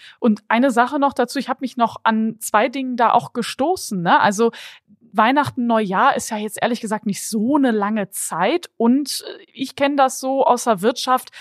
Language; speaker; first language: German; native; German